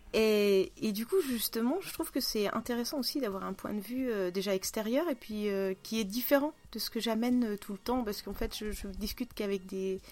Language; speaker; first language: French; non-native, fluent; Russian